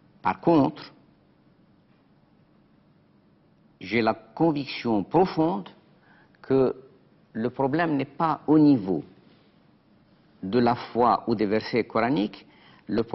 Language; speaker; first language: French; non-native, local second language; Arabic